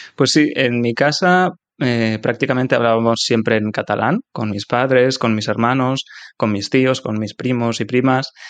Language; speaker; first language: Spanish; native; Spanish